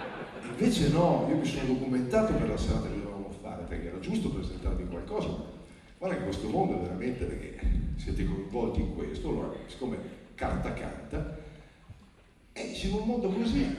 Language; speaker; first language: Italian; native; Italian